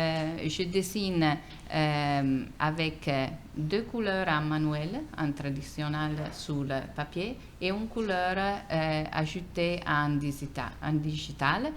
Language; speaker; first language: French; non-native, fluent; Italian